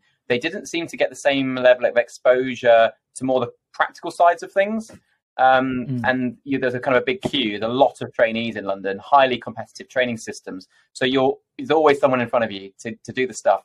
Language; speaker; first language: English; native; English